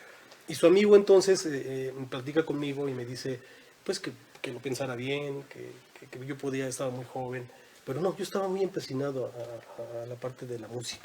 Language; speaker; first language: Spanish; native; Spanish